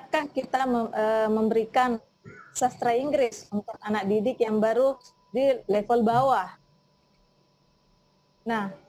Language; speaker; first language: Indonesian; native; Indonesian